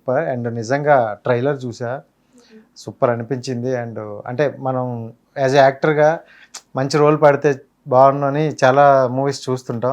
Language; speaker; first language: Telugu; native; Telugu